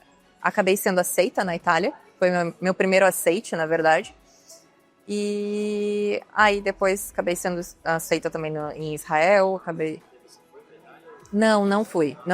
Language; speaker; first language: Portuguese; native; Portuguese